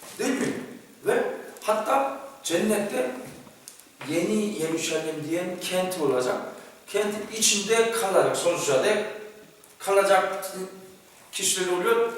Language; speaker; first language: Turkish; non-native, fluent; Korean